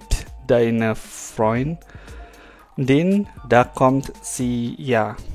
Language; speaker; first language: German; non-native, fluent; Indonesian